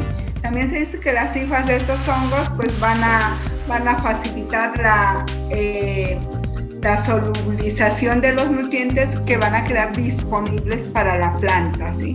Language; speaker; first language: Spanish; native; Spanish